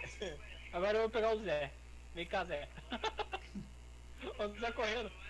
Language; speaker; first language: Portuguese; native; Portuguese